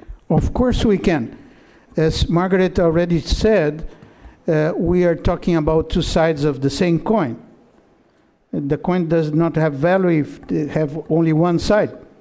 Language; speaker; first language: English; non-native, fluent; Portuguese